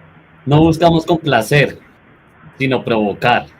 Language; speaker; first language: Spanish; native; Spanish